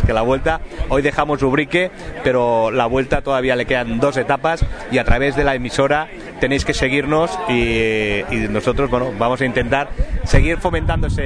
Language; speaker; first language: Spanish; native; Spanish